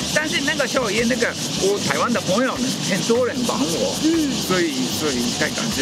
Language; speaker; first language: Chinese; non-native, fluent; Japanese